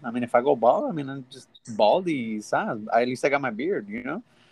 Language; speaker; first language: English; early bilingual, other home language; Spanish